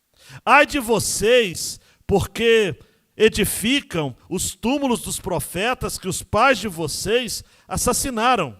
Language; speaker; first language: Portuguese; native; Portuguese